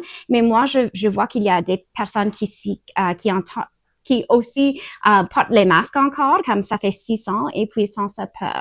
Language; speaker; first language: French; non-native, learner; English